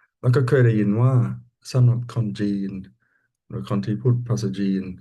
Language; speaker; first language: Thai; non-native, learner; English